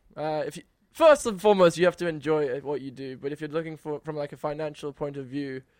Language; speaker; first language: English; native; English